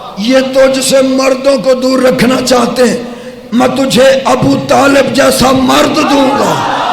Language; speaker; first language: Urdu; native; Urdu